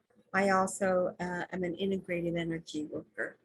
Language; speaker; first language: English; native; English